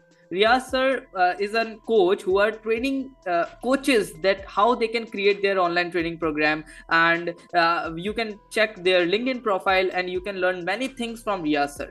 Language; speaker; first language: English; non-native, local second language; Hindi